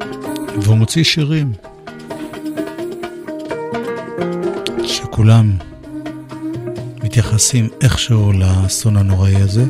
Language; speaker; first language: Hebrew; native; Hebrew